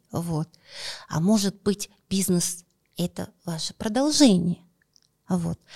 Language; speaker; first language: Russian; non-native, local second language; Kazakh